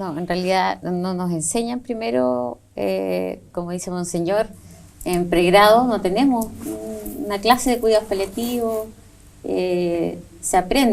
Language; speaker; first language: Spanish; native; Spanish